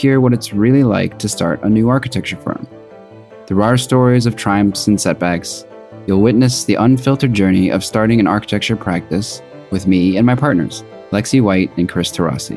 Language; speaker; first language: English; native; English